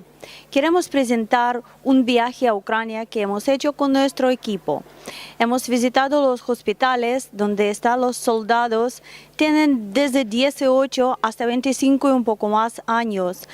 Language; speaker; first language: Spanish; non-native, learner; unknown